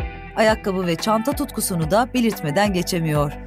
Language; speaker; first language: Turkish; native; Turkish